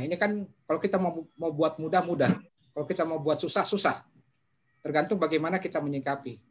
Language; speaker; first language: Indonesian; native; Indonesian